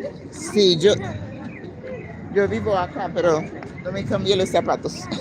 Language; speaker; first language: Spanish; non-native, learner; English